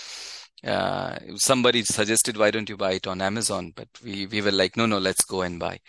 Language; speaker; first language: English; non-native, local second language; Gujarati